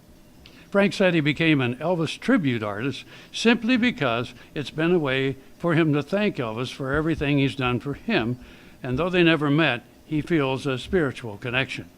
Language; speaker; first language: English; native; English